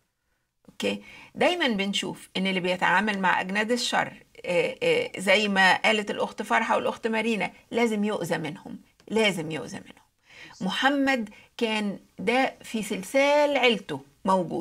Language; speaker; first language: Arabic; native; Arabic